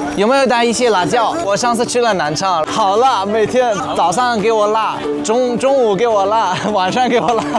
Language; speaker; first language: Chinese; non-native, fluent; Arabic